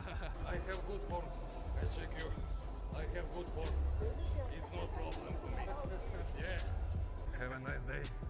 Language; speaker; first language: English; non-native, learner; Russian